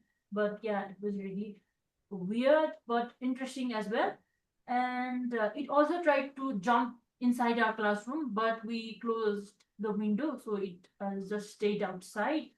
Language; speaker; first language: English; non-native, fluent; Nepali